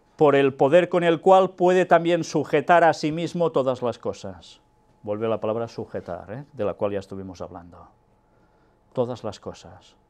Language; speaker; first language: Spanish; non-native, local second language; Catalan